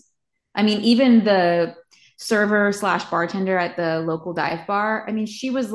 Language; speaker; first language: English; native; English